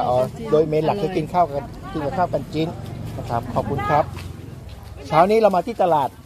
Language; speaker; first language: Thai; native; Thai